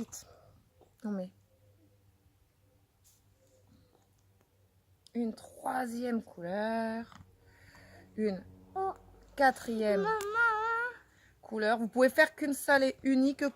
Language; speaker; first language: French; native; French